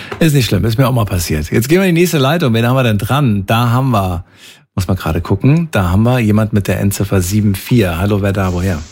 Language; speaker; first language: German; native; German